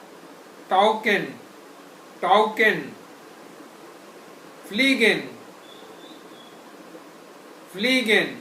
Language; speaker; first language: German; non-native, fluent; Hindi